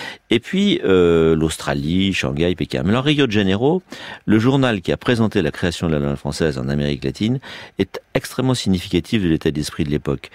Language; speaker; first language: French; native; French